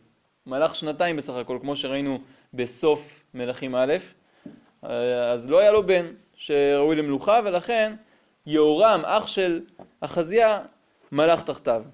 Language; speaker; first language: Hebrew; native; Hebrew